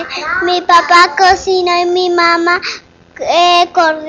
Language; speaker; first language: Spanish; early bilingual, other home language; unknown